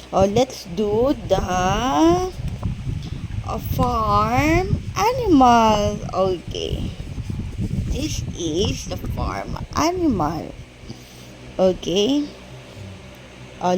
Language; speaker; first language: English; non-native, local second language; Filipino